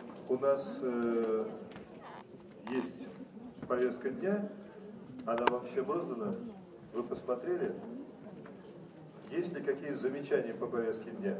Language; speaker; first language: Russian; native; Russian